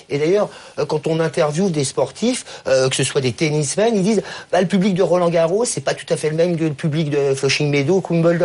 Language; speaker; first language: French; native; French